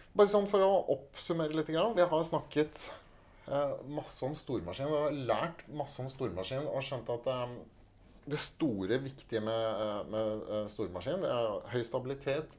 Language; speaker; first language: Norwegian; native; Norwegian